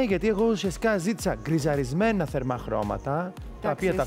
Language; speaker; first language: Greek; native; Greek